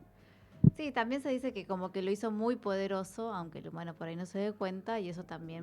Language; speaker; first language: Spanish; native; Spanish